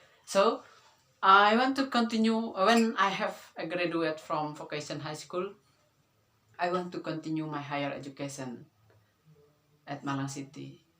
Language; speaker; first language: English; non-native, learner; Indonesian